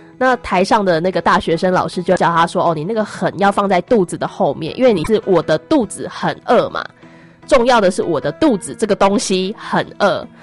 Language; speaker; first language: Chinese; native; Chinese